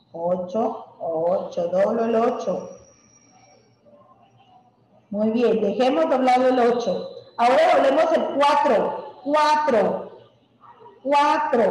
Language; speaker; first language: Spanish; native; Spanish